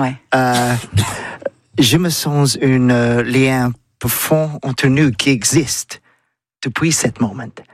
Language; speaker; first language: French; non-native, learner; English